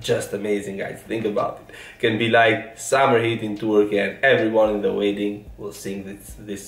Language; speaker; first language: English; non-native, fluent; Italian